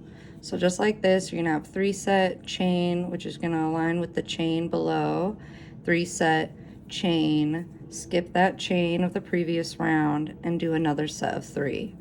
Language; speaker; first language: English; native; English